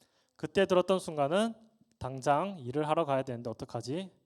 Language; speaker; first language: Korean; native; Korean